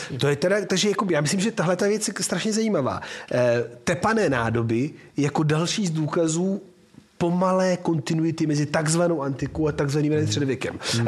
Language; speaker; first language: Czech; non-native, fluent; Italian